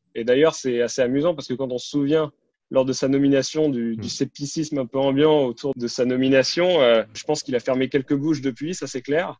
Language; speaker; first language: French; native; French